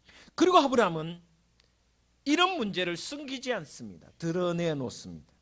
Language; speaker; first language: Korean; native; Korean